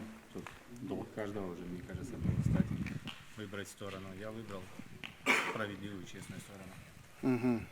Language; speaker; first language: Russian; native; Russian